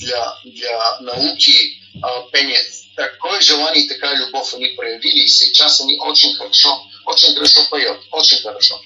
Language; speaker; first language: Russian; non-native, learner; Bulgarian